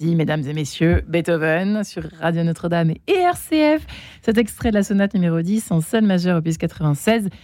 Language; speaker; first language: French; native; French